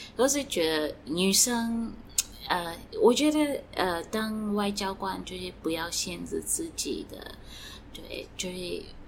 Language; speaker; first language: Chinese; non-native, fluent; Swati